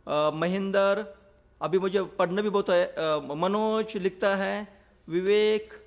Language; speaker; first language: Hindi; non-native, local second language; Marathi